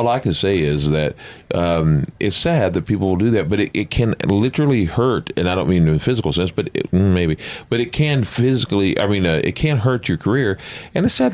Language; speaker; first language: English; native; English